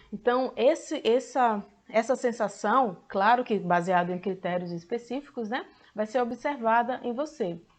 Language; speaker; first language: Portuguese; native; Portuguese